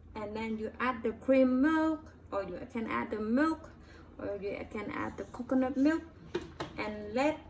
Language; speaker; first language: English; non-native, learner; Vietnamese